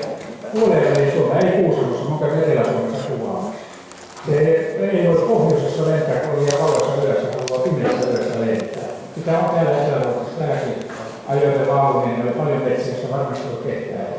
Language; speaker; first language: Finnish; native; Finnish